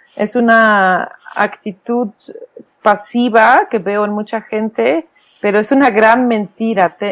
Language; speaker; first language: Spanish; non-native, fluent; Dutch